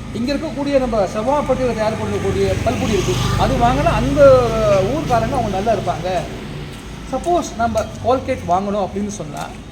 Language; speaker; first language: Tamil; non-native, local second language; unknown